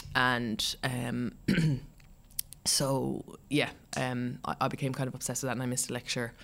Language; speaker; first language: English; native; English